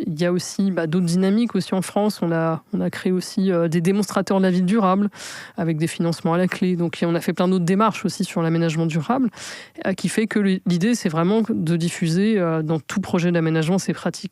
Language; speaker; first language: French; native; French